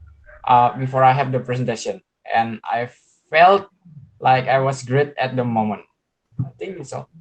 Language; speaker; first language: English; non-native, learner; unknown